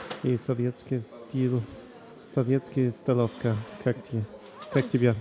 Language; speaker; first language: Russian; non-native, learner; English